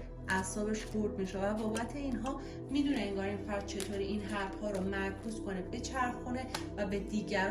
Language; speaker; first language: Persian; native; Persian